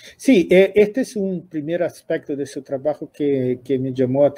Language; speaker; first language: Portuguese; non-native, fluent; Spanish